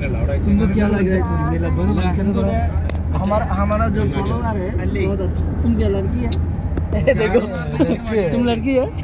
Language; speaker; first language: Hindi; non-native, learner; Bangla